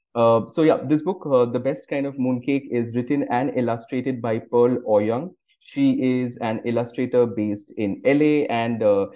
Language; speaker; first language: English; non-native, local second language; Bangla